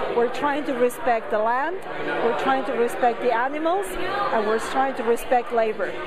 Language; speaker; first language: English; non-native, fluent; Spanish